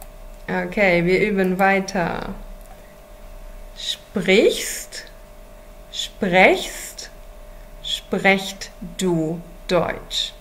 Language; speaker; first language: German; non-native, fluent; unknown